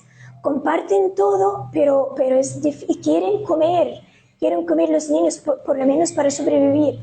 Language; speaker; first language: Spanish; non-native, fluent; Arabic